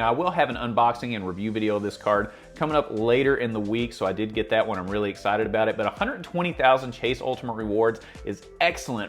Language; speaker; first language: English; native; English